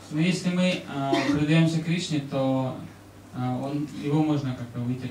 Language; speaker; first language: Russian; native; Russian